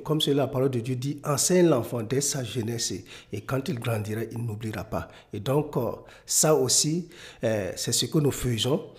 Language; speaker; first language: French; non-native, local second language; Mossi